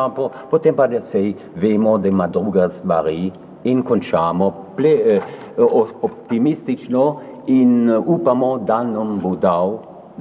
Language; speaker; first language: Slovenian; early bilingual, heritage; French